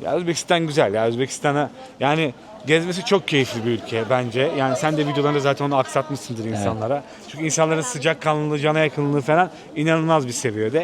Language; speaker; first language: Turkish; native; Turkish